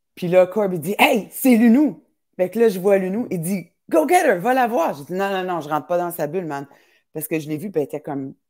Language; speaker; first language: French; native; French